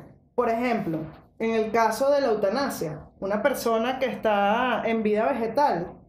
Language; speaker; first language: Spanish; native; Spanish